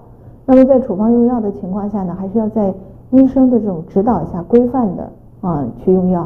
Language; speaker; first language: Chinese; native; Chinese